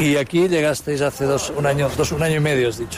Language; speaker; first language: Spanish; native; Spanish